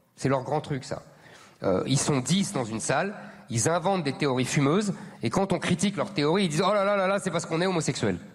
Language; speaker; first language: French; native; French